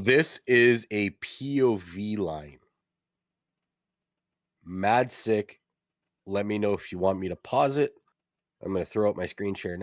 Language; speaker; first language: English; native; English